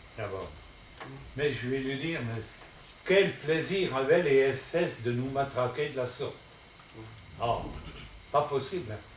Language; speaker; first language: French; native; French